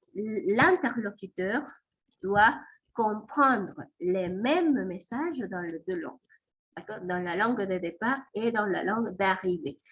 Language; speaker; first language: French; non-native, fluent; Spanish